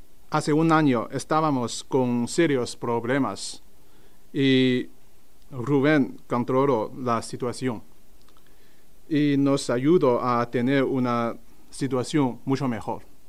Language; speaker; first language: Spanish; non-native, learner; Chinese